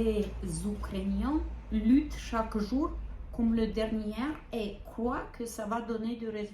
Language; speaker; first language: French; non-native, fluent; Ukrainian